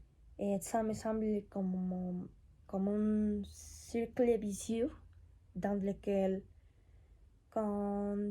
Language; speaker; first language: French; non-native, learner; Spanish